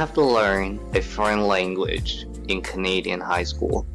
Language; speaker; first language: English; non-native, fluent; Chinese